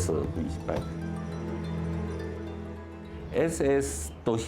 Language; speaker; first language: Spanish; non-native, learner; Korean